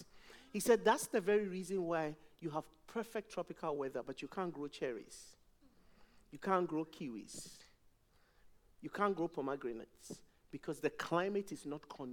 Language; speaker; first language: English; non-native, local second language; Akan